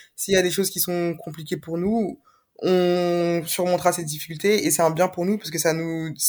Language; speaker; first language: French; native; French